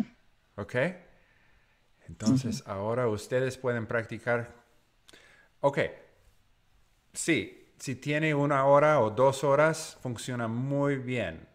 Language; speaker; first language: Spanish; non-native, learner; English